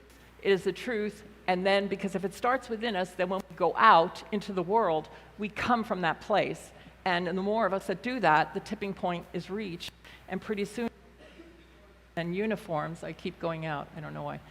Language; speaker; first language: English; native; English